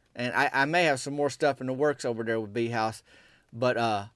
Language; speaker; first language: English; native; English